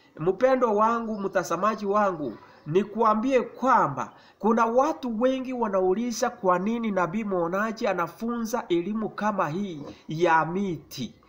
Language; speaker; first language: Swahili; non-native, local second language; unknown